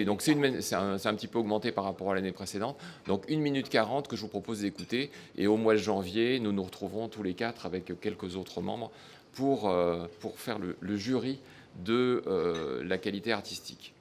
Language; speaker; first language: French; native; French